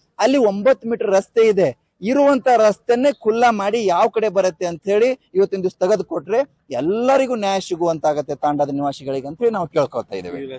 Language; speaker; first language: Kannada; non-native, local second language; Lambadi